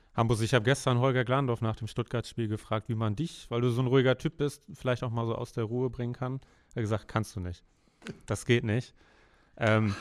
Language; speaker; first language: German; native; German